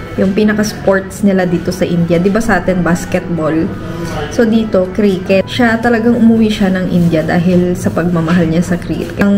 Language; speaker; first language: Filipino; native; Filipino